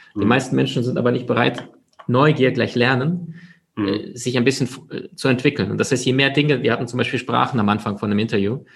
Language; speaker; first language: German; early bilingual, other home language; Russian